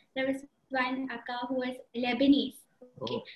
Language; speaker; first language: English; non-native, local second language; Marathi